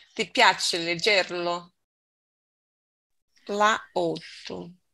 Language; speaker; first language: Italian; non-native, learner; Portuguese